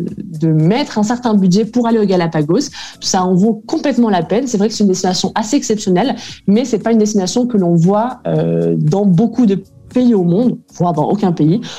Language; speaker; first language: French; native; French